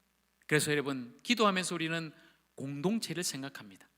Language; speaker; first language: Korean; native; Korean